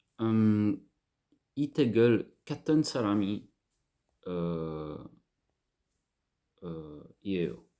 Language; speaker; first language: Korean; non-native, learner; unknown